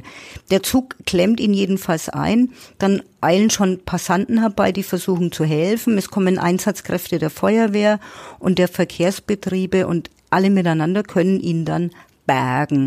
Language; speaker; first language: German; native; German